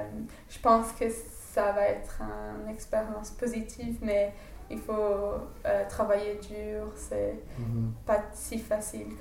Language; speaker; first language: French; non-native, fluent; English